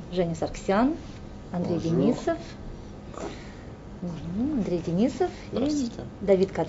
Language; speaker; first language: Russian; native; Russian